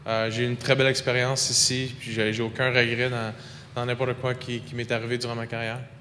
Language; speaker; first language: French; native; French